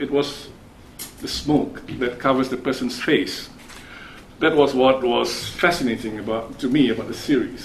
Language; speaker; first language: English; non-native, local second language; Malay